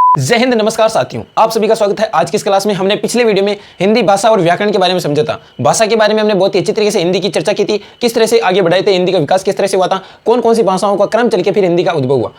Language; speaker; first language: Hindi; native; Hindi